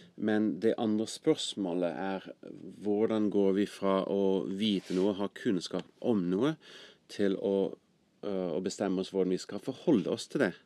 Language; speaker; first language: Norwegian; non-native, fluent; English